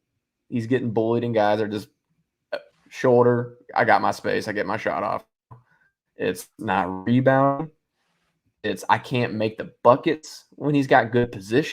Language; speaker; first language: English; native; English